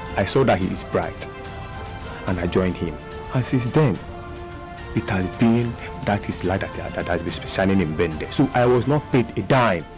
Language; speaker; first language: English; non-native, local second language; Igbo